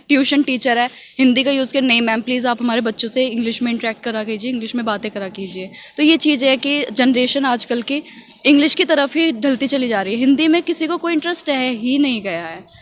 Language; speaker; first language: Hindi; native; Hindi